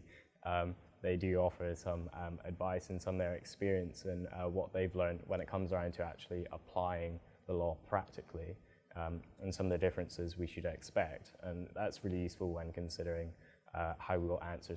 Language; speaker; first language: English; native; English